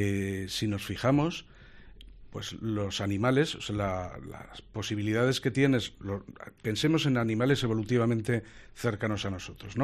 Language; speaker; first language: Spanish; native; Spanish